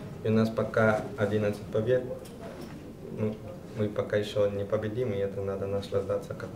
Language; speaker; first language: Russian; non-native, learner; Spanish